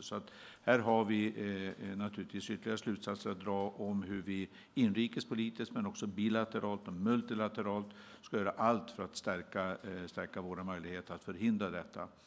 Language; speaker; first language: Swedish; native; Swedish